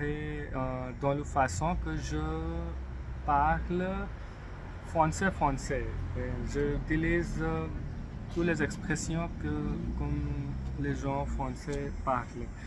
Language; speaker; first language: French; non-native, learner; English